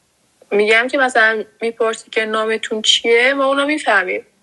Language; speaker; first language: Persian; native; Persian